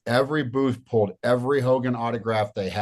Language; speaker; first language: English; native; English